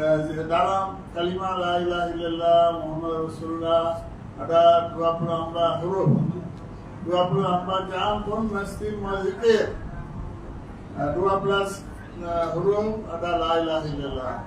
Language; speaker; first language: Indonesian; non-native, learner; Tamil